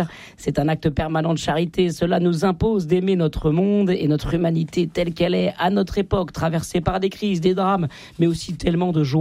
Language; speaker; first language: French; native; French